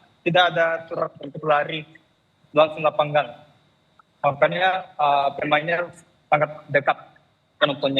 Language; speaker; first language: Indonesian; non-native, fluent; Japanese